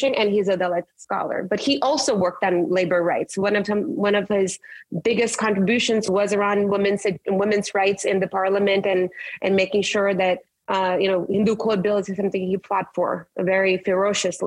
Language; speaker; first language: English; non-native, local second language; Marathi